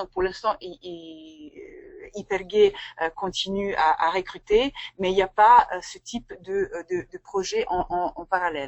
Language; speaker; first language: French; native; French